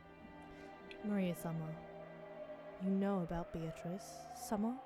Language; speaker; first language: English; native; English